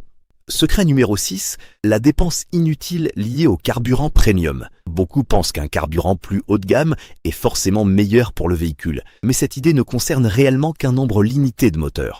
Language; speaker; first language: French; native; French